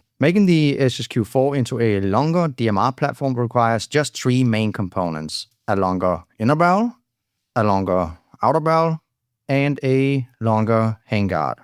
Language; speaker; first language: English; non-native, fluent; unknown